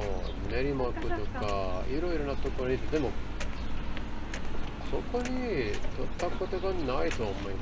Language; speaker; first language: Japanese; non-native, learner; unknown